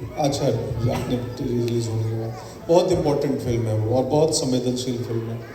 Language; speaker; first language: Hindi; native; Hindi